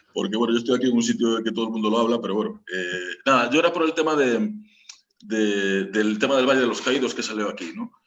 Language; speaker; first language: Spanish; native; Spanish